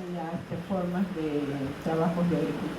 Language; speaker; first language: Spanish; non-native, fluent; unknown